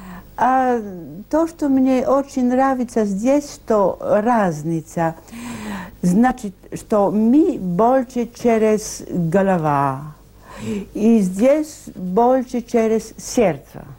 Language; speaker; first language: Russian; non-native, learner; Italian